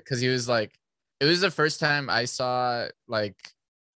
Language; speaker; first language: English; early bilingual, other home language; Spanish